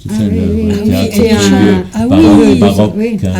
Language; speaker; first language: French; non-native, fluent; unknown